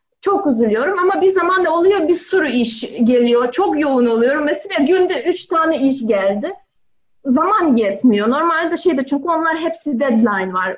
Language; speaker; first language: Turkish; non-native, learner; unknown